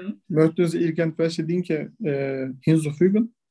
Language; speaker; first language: German; non-native, learner; Turkish